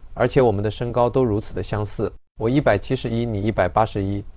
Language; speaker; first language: Chinese; native; Chinese